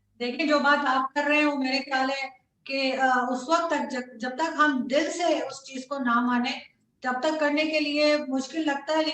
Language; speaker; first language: Urdu; native; Urdu